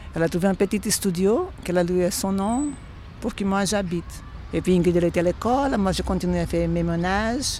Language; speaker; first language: French; non-native, fluent; Portuguese